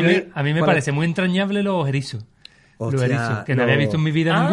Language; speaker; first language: Spanish; native; Spanish